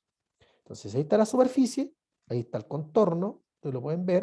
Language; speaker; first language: Spanish; native; Spanish